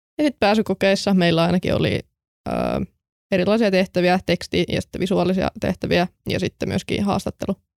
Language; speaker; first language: Finnish; native; Finnish